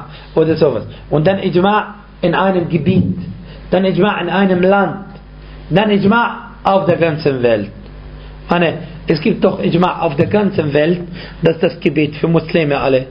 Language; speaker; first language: German; non-native, fluent; Arabic